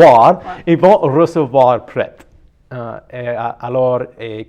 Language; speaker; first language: French; non-native, local second language; English